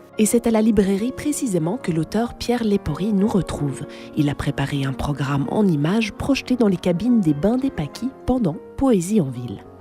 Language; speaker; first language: French; native; French